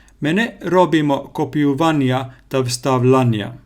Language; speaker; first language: Ukrainian; non-native, learner; Finnish